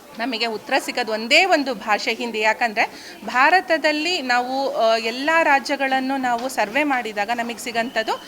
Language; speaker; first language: Kannada; native; Kannada